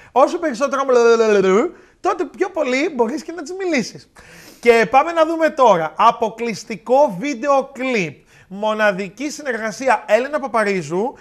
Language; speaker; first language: Greek; native; Greek